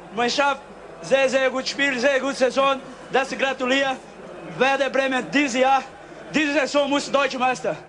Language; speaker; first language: German; non-native, fluent; Spanish